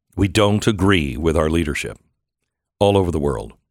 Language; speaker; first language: English; early bilingual, other home language; German